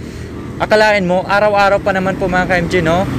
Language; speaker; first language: Filipino; native; Filipino